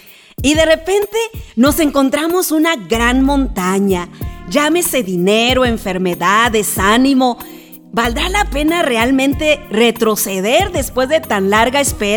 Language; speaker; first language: Spanish; native; Spanish